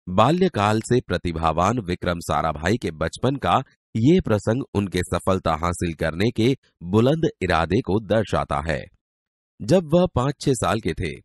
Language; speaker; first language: Hindi; non-native, local second language; Gujarati